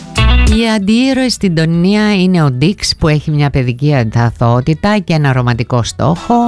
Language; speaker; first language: Greek; native; Greek